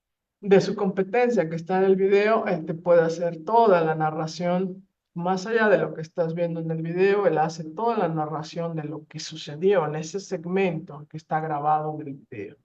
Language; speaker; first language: Spanish; native; Spanish